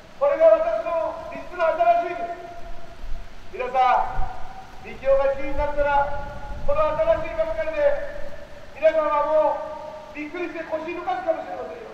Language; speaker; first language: Japanese; native; Japanese